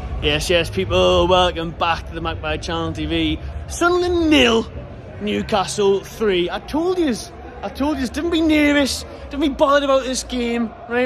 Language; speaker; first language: English; native; English